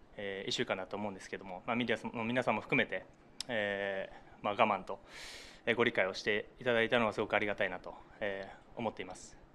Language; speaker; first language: Japanese; native; Japanese